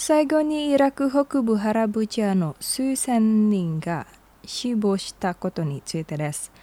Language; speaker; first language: Japanese; non-native, learner; Indonesian